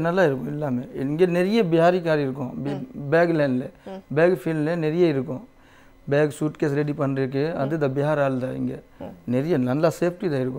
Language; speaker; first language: Tamil; non-native, local second language; Hindi